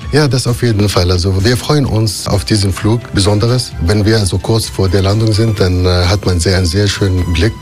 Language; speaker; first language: German; non-native, fluent; Arabic